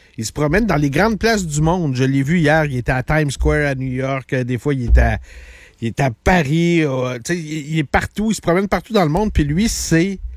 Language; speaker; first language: French; native; French